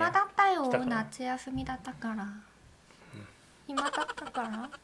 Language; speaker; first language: Japanese; non-native, learner; Korean